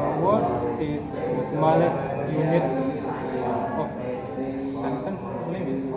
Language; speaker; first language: English; non-native, learner; Indonesian